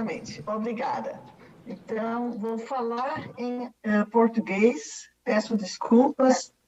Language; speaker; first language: Portuguese; non-native, fluent; German